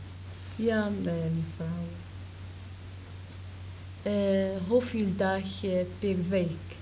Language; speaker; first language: Dutch; non-native, learner; Arabic